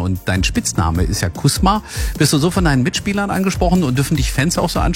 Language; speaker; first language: German; native; German